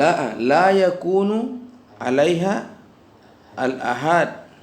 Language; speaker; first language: Arabic; non-native, fluent; Indonesian